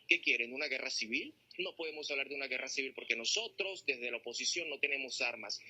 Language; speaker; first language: Spanish; native; Spanish